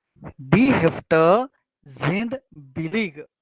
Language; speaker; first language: German; non-native, fluent; Marathi